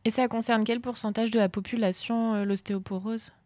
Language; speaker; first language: French; native; French